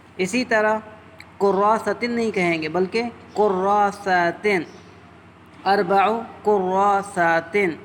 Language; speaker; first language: Urdu; native; Urdu